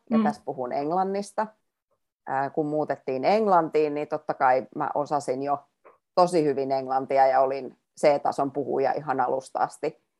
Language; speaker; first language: Finnish; native; Finnish